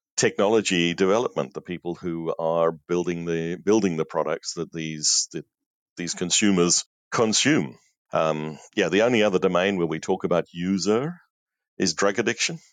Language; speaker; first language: English; native; English